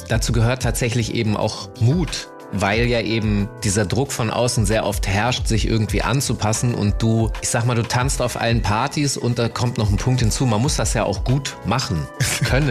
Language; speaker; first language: German; native; German